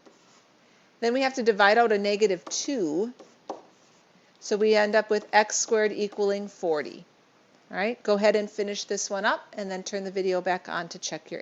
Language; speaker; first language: English; native; English